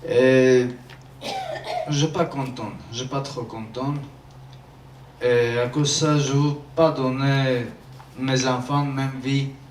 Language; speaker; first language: French; non-native, learner; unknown